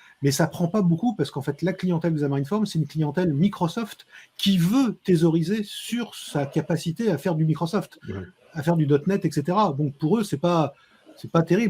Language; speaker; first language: French; native; French